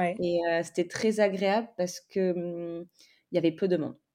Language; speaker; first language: French; native; French